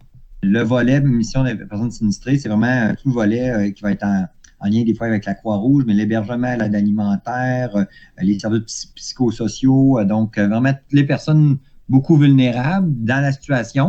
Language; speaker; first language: French; native; French